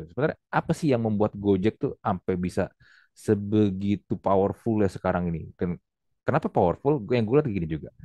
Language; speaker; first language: Indonesian; native; Indonesian